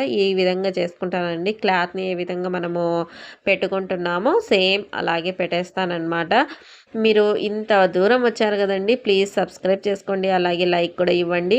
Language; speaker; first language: Telugu; non-native, local second language; Urdu